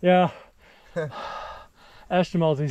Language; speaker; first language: German; non-native, learner; English